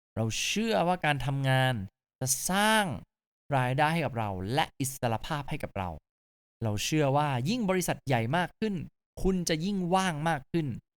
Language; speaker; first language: Thai; native; Thai